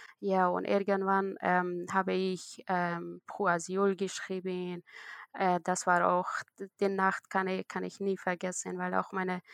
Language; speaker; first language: German; non-native, learner; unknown